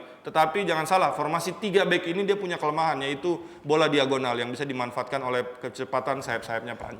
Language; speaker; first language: Indonesian; native; Indonesian